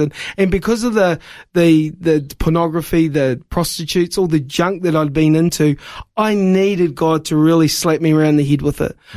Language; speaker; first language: English; native; English